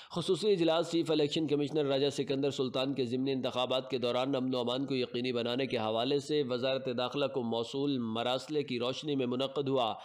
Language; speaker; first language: Urdu; non-native, local second language; Punjabi